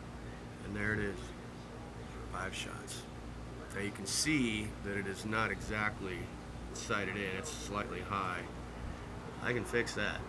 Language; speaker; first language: English; native; English